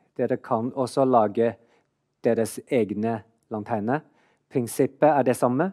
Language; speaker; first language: Norwegian; non-native, fluent; Chinese